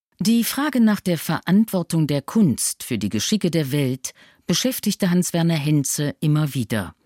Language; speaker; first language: German; native; German